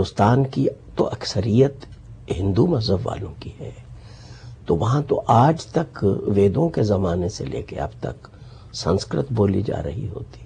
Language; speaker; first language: Urdu; native; Urdu